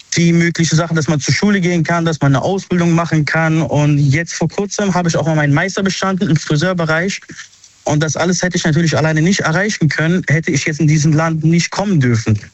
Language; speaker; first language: German; early bilingual, other home language; Arabic